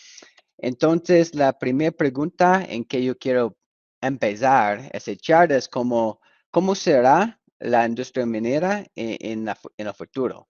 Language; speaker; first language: Spanish; non-native, fluent; English